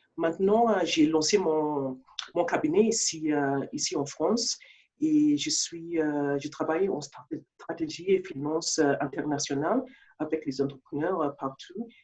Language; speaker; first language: French; non-native, fluent; English